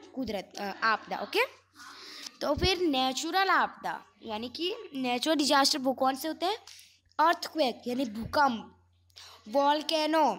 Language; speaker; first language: Hindi; non-native, local second language; Gujarati